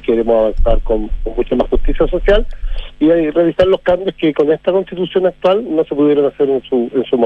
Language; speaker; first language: Spanish; native; Spanish